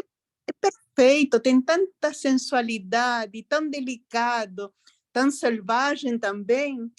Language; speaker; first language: Portuguese; non-native, fluent; Spanish